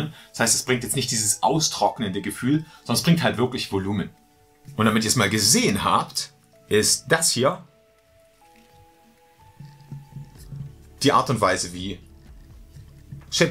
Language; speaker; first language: German; native; German